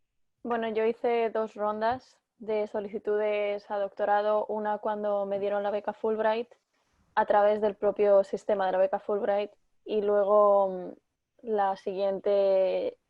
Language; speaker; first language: Spanish; native; Spanish